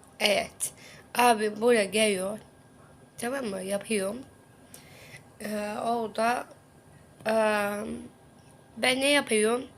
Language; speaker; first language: Turkish; non-native, learner; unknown